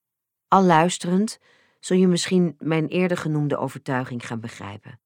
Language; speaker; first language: Dutch; native; Dutch